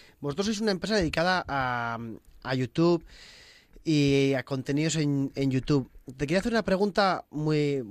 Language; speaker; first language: Spanish; native; Spanish